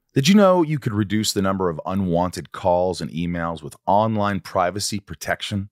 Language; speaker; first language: English; native; English